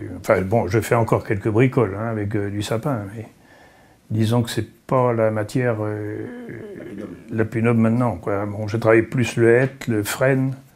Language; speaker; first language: French; native; French